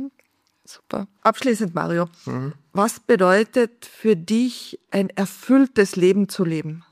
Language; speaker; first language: German; native; German